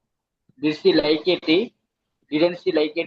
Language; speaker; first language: English; non-native, learner; Telugu